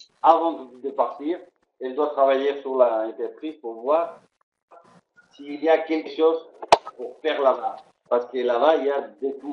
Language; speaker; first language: French; non-native, fluent; Spanish